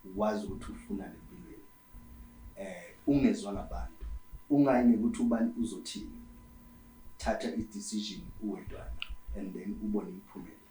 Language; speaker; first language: Zulu; native; Zulu